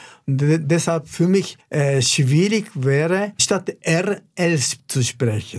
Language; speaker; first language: German; non-native, fluent; Japanese